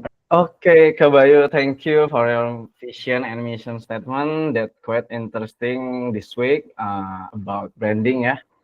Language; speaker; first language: English; non-native, learner; Indonesian